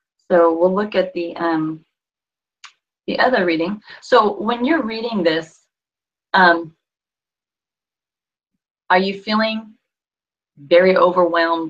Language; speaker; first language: English; native; English